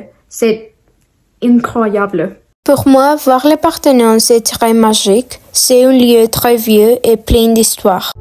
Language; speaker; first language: French; non-native, learner; Spanish